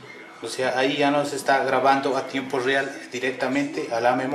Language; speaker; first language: Spanish; native; Spanish